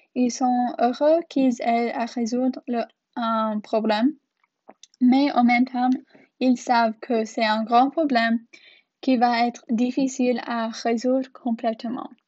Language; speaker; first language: French; non-native, learner; English